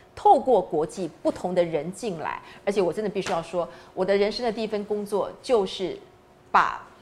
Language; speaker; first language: Chinese; native; Chinese